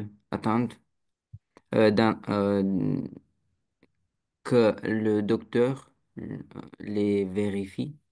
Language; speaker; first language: French; non-native, learner; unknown